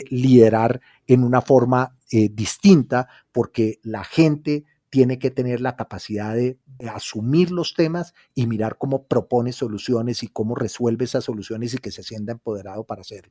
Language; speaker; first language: Spanish; native; Spanish